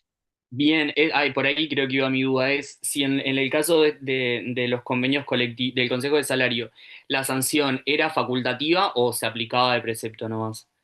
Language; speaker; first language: Spanish; native; Spanish